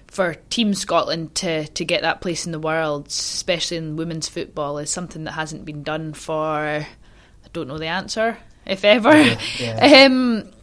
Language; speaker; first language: English; native; English